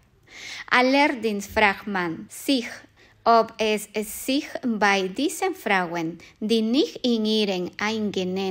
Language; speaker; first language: German; non-native, fluent; Spanish